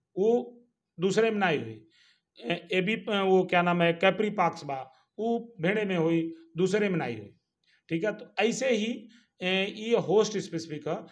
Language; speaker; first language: Hindi; native; Hindi